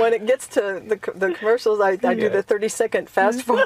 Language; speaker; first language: English; native; English